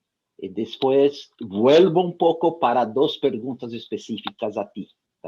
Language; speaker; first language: Spanish; non-native, fluent; Portuguese